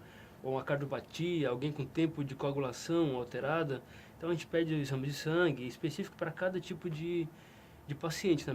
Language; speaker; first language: Portuguese; native; Portuguese